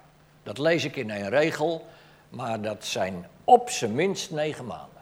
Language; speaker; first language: Dutch; native; Dutch